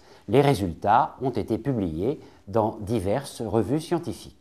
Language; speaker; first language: French; native; French